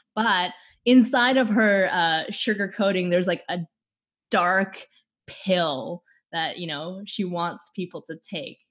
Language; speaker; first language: English; native; English